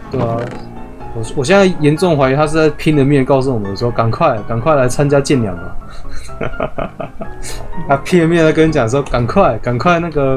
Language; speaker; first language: Chinese; native; Chinese